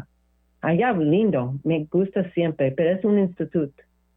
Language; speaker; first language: Spanish; non-native, learner; English